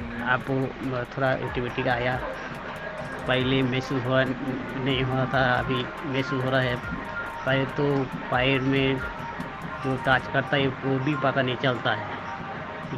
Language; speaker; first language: Hindi; non-native, local second language; Bangla